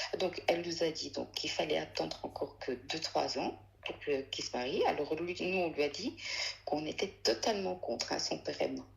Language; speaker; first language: French; early bilingual, other home language; Arabic